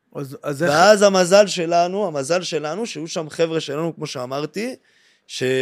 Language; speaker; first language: Hebrew; native; Hebrew